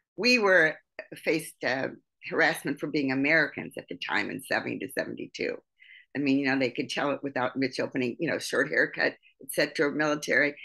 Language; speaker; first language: English; native; English